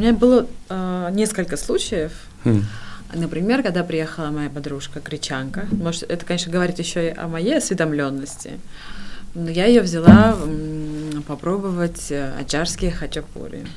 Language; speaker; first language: Russian; non-native, fluent; Georgian